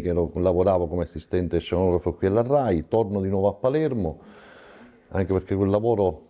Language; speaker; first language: Italian; native; Italian